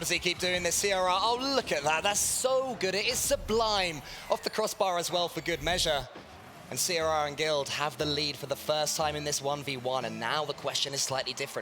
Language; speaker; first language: English; native; English